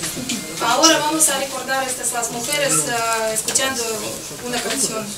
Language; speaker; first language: Spanish; non-native, fluent; Russian